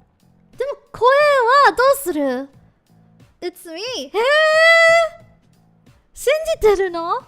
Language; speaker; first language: Japanese; non-native, learner; English